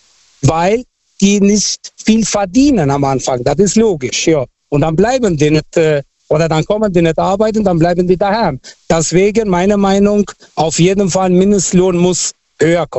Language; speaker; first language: German; non-native, fluent; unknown